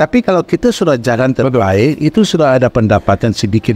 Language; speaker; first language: Indonesian; non-native, fluent; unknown